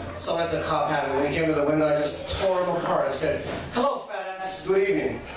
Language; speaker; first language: English; native; English